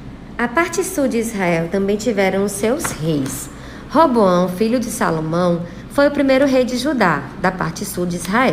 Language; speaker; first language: Portuguese; native; Portuguese